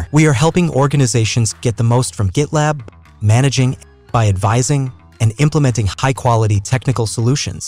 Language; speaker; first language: English; non-native, fluent; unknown